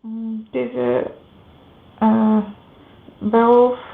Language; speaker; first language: German; non-native, learner; Macedonian